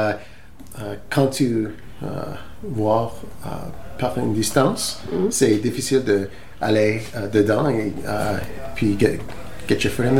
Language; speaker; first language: French; non-native, learner; English